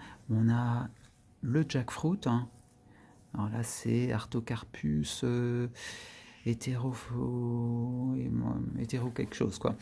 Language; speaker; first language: French; native; French